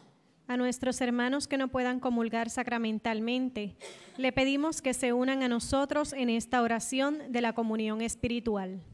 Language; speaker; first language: Spanish; native; Spanish